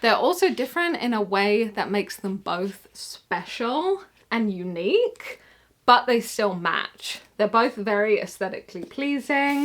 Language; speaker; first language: English; native; English